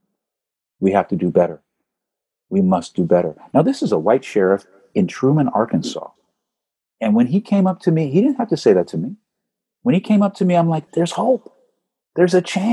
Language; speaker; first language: English; native; English